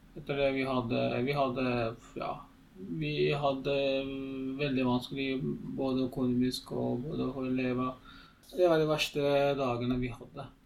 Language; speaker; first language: Norwegian; non-native, learner; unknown